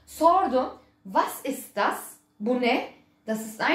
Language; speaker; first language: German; early bilingual, other home language; Turkish